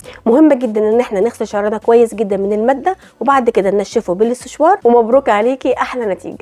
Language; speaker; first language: Arabic; native; Arabic